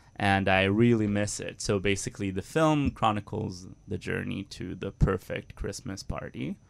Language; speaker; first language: English; non-native, fluent; Italian